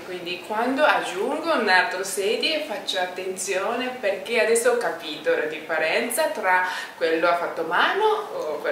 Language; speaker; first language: Italian; non-native, learner; Japanese